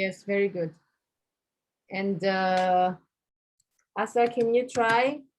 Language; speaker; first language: English; non-native, fluent; Korean